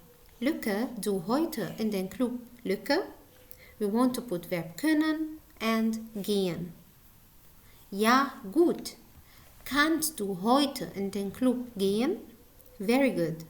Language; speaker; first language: German; non-native, learner; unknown